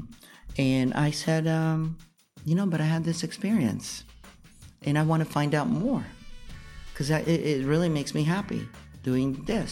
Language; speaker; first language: English; non-native, local second language; Filipino